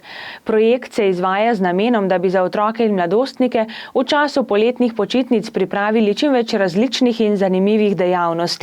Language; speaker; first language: Slovenian; native; Slovenian